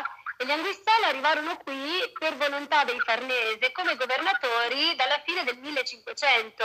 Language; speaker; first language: Italian; native; Italian